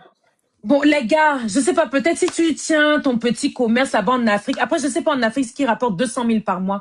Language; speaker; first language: French; native; French